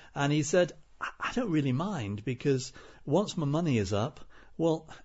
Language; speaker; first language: English; native; English